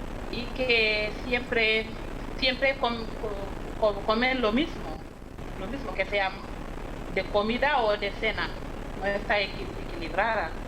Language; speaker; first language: Spanish; non-native, fluent; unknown